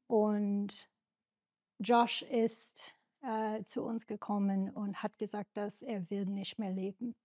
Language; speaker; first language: German; non-native, learner; English